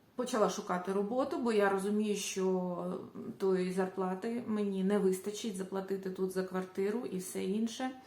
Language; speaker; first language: Ukrainian; native; Ukrainian